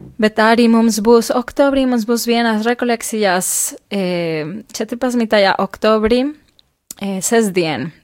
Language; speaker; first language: Latvian; non-native, fluent; Spanish